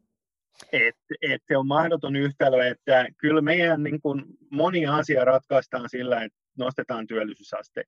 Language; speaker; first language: Finnish; non-native, local second language; Swedish